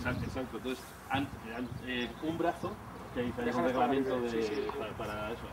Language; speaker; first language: Spanish; native; Spanish